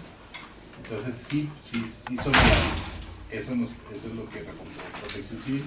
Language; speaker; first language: Spanish; native; Spanish